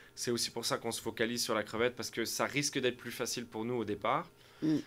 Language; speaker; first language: French; native; French